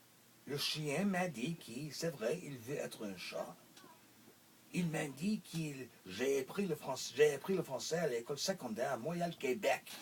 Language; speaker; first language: French; non-native, local second language; English